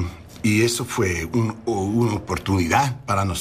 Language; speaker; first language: Spanish; non-native, learner; English